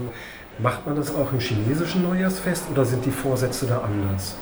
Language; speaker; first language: German; native; German